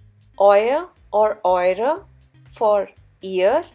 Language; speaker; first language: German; non-native, fluent; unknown